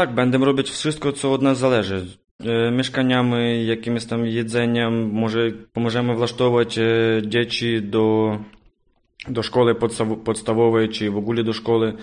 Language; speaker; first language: Polish; non-native, learner; Ukrainian